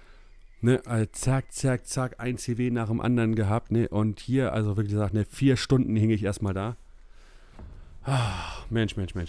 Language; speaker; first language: German; native; German